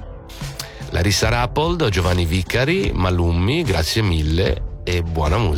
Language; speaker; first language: Italian; native; Italian